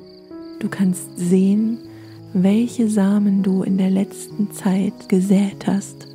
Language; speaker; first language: German; native; German